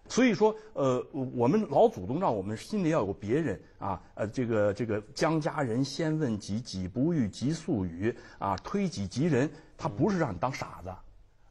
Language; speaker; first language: Chinese; native; Chinese